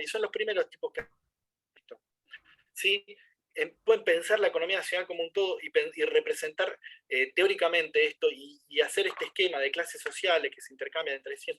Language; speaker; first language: Spanish; native; Spanish